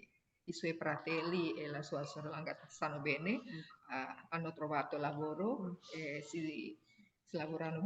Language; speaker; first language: Italian; non-native, learner; Indonesian